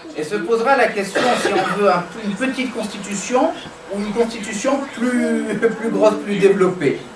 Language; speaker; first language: French; non-native, local second language; Arabic